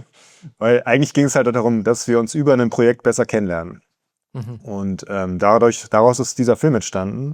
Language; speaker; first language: German; native; German